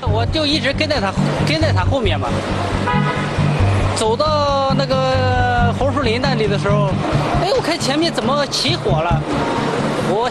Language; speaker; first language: Chinese; native; Chinese